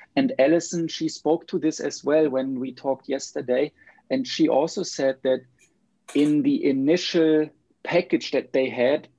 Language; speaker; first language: English; non-native, fluent; German